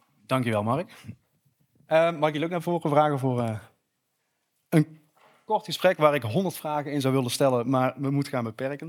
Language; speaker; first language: Dutch; native; Dutch